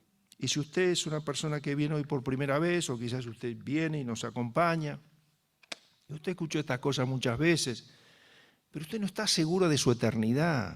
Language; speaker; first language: Spanish; native; Spanish